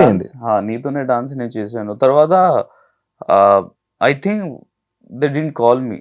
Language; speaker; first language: Telugu; non-native, learner; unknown